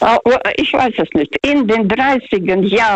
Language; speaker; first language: German; non-native, fluent; Russian